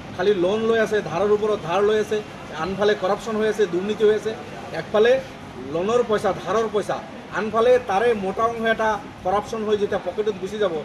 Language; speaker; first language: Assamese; non-native, local second language; Bangla